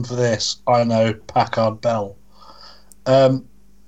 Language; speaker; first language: English; native; English